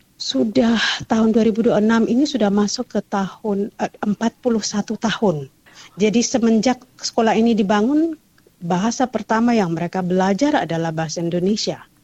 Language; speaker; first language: Indonesian; native; Indonesian